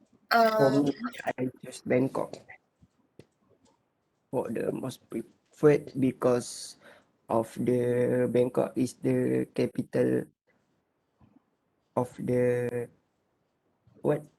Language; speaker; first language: English; non-native, learner; Malay